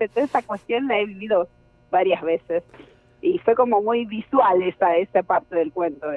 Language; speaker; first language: Spanish; native; Spanish